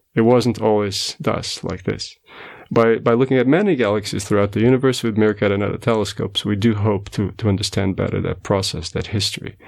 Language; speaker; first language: English; non-native, fluent; Portuguese